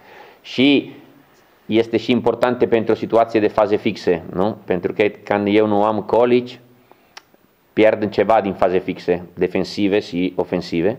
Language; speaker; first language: Romanian; non-native, learner; Italian